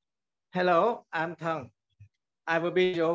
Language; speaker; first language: English; non-native, learner; Vietnamese